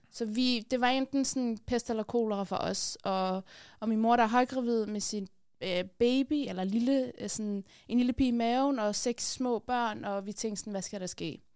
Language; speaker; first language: Danish; early bilingual, other home language; Persian